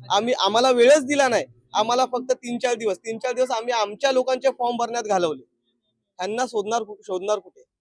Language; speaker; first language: Marathi; native; Marathi